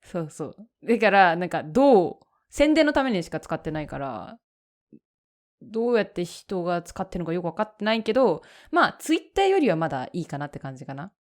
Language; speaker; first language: Japanese; native; Japanese